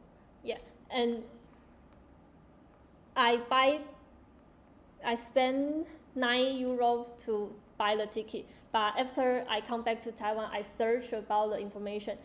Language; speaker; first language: English; non-native, learner; Chinese